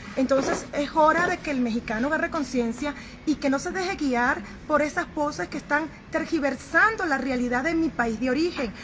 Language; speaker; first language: Spanish; native; Spanish